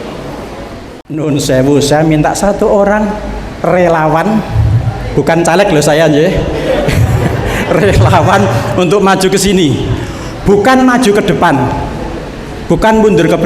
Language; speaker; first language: Indonesian; native; Indonesian